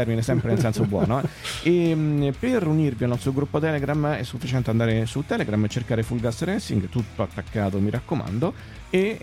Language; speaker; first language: Italian; native; Italian